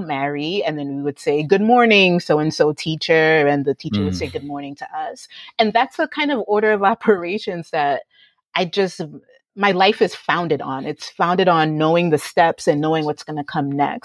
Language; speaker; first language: English; native; English